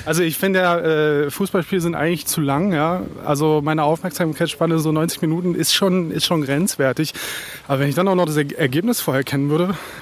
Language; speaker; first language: German; native; German